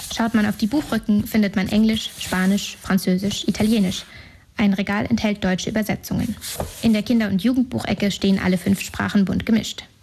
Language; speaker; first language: German; native; German